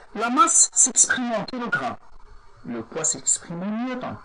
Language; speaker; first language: French; non-native, local second language; Arabic